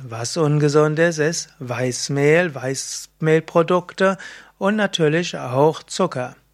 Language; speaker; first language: German; native; German